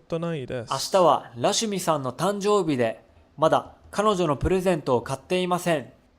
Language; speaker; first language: Japanese; non-native, learner; English